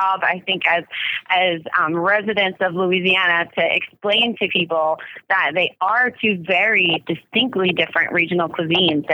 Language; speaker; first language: English; native; English